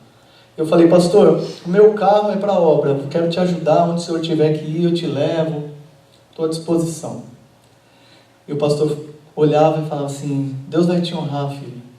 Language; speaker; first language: Portuguese; native; Portuguese